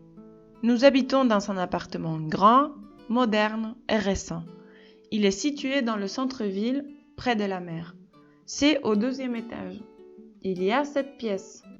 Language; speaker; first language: French; non-native, fluent; Spanish